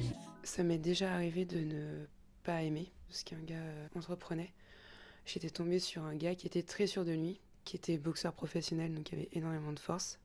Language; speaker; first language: French; native; French